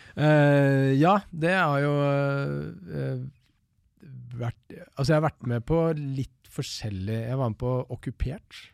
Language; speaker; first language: Norwegian; native; Norwegian